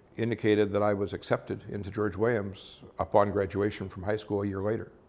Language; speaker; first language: English; native; English